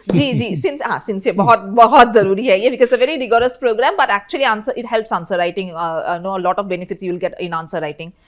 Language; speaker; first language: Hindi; non-native, local second language; Assamese